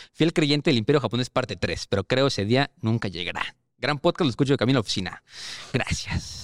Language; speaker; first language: Spanish; native; Spanish